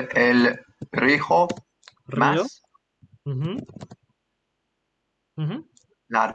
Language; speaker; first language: Spanish; non-native, learner; English